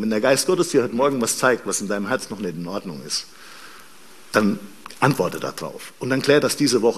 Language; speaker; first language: German; native; German